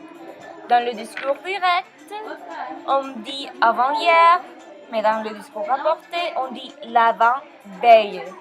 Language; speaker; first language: French; non-native, learner; Spanish